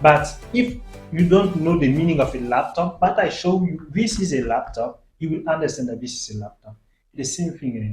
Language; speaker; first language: English; non-native, fluent; French